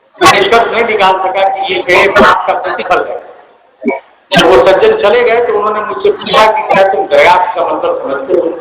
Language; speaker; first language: Hindi; non-native, local second language; Bhojpuri